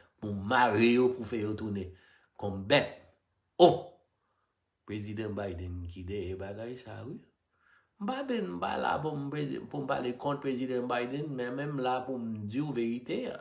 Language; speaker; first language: Haitian Creole; early bilingual, other home language; English